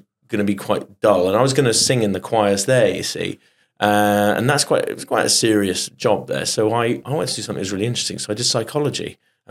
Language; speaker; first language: English; native; English